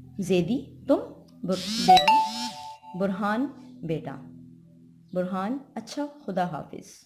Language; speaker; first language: Urdu; non-native, local second language; Pashto